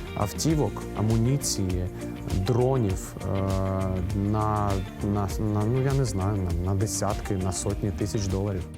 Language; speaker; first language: Ukrainian; native; Ukrainian